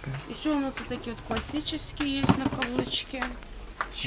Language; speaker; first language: Russian; native; Russian